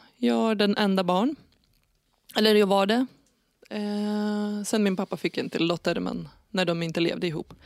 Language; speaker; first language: Swedish; non-native, fluent; Lithuanian